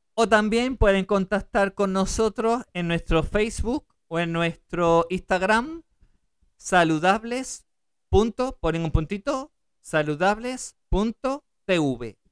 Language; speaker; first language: Spanish; early bilingual, other home language; German